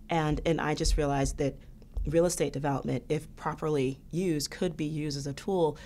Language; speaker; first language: English; native; English